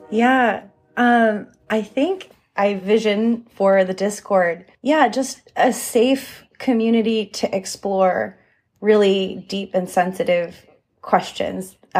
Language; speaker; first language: English; early bilingual, other home language; Japanese